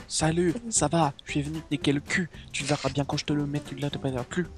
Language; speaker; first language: French; non-native, learner; English